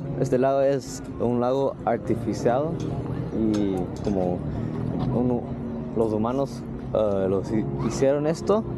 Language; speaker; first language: Spanish; early bilingual, heritage; Spanish